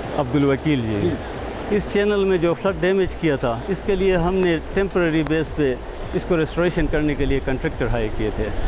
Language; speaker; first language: Urdu; non-native, local second language; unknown